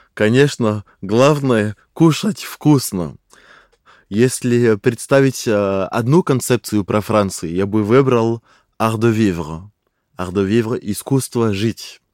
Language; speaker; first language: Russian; non-native, fluent; French